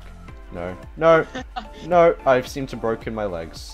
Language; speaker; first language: English; native; English